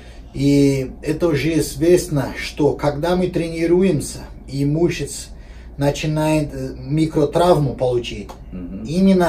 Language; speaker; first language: Russian; non-native, learner; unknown